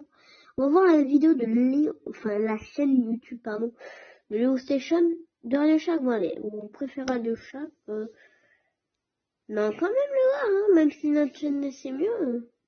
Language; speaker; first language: French; native; French